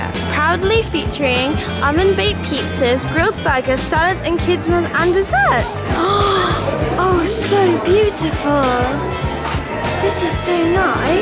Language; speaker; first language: English; native; English